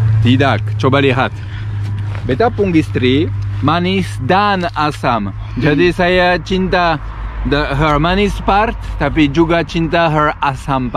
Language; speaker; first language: Indonesian; non-native, learner; French